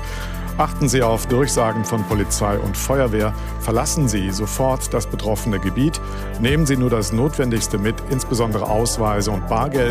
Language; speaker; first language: German; native; German